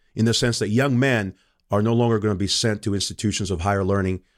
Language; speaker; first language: English; non-native, fluent; Portuguese